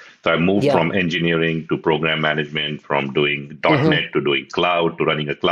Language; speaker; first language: English; non-native, local second language; Hindi